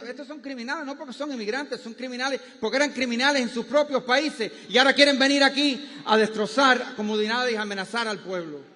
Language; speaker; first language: Spanish; early bilingual, heritage; Spanish